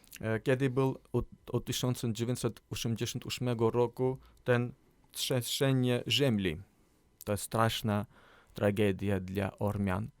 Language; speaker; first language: Polish; non-native, learner; Armenian